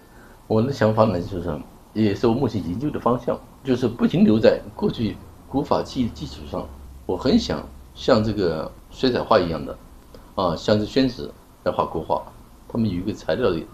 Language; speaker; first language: Chinese; native; Chinese